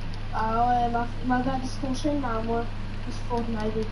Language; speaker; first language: French; non-native, local second language; Réunion Creole French